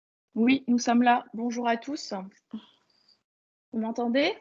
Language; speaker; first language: French; native; French